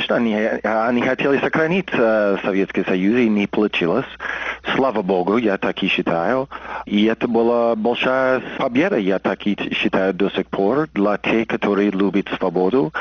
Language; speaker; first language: Russian; non-native, fluent; English